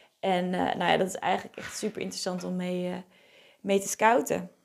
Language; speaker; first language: Dutch; native; Dutch